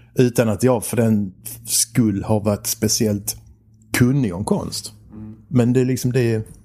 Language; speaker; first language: Swedish; native; Swedish